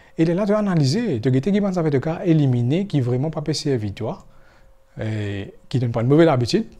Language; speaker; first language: French; non-native, local second language; Morisyen